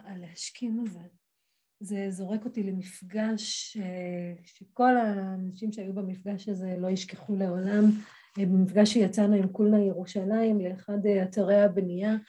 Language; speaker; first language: Hebrew; native; Hebrew